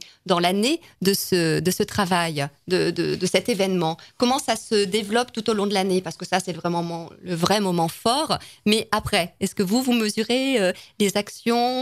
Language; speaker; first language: French; native; French